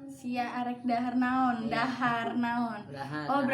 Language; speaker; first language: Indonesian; non-native, local second language; Javanese